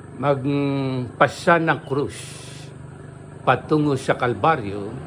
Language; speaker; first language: Filipino; native; Filipino